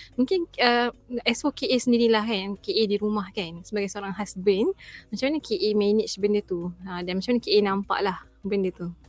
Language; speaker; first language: Malay; native; Malay